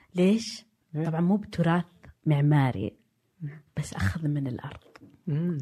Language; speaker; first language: Arabic; native; Arabic